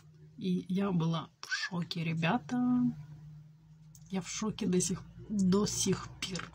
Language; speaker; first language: Russian; native; Russian